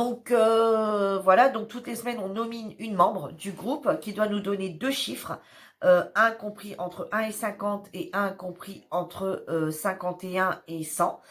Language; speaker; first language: French; native; French